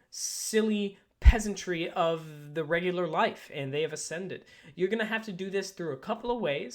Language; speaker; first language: English; native; English